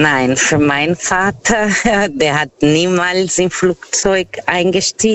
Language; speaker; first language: German; non-native, fluent; Portuguese